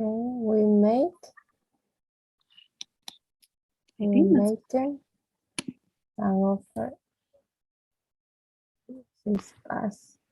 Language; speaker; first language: English; non-native, learner; Portuguese